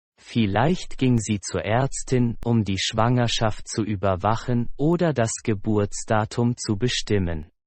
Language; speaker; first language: German; non-native, fluent; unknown